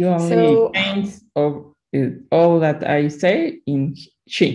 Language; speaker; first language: English; non-native, learner; Spanish